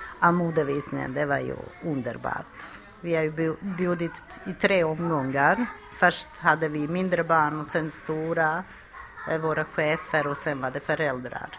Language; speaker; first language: Swedish; non-native, fluent; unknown